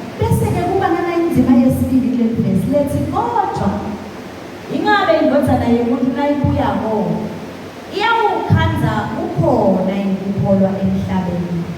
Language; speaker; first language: Zulu; non-native, local second language; Swati